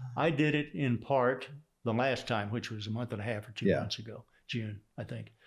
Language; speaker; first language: English; native; English